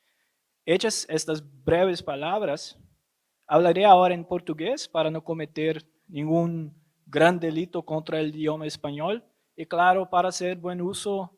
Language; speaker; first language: Spanish; non-native, fluent; Portuguese